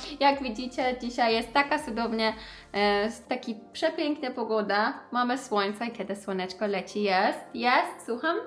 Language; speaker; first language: Polish; non-native, learner; Persian